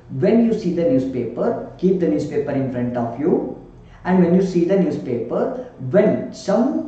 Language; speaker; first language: English; non-native, local second language; Kannada